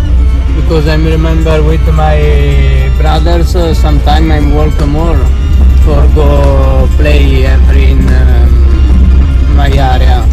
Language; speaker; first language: English; non-native, learner; Italian